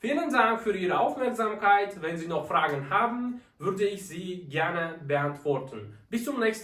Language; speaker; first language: German; non-native, fluent; Uzbek